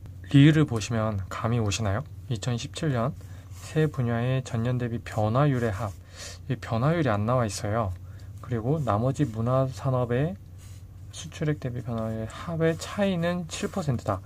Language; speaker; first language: Korean; native; Korean